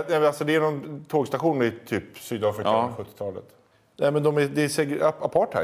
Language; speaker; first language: Swedish; native; Swedish